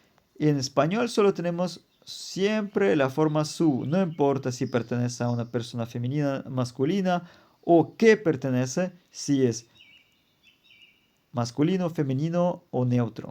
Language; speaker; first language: Spanish; non-native, fluent; German